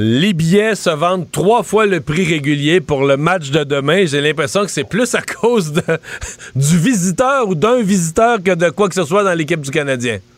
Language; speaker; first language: French; native; French